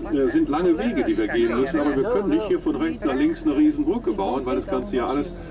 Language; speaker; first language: German; native; German